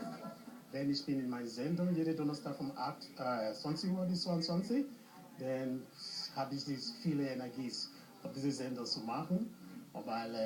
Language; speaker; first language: German; non-native, learner; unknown